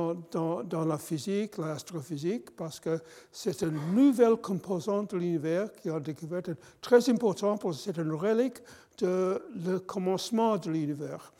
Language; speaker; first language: French; non-native, fluent; English